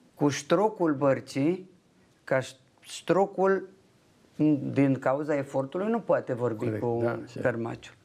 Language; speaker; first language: Romanian; non-native, local second language; Ukrainian